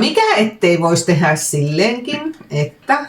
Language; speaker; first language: Finnish; native; Finnish